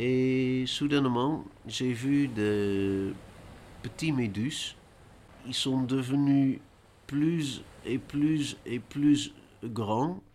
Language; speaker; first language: French; non-native, learner; Dutch